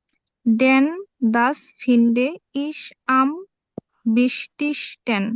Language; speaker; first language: German; non-native, learner; Bangla